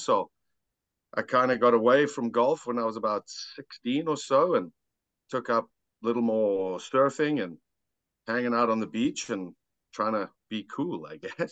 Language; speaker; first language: English; native; English